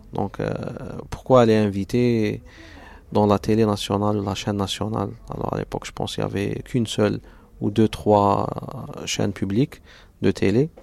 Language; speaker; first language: French; non-native, local second language; Arabic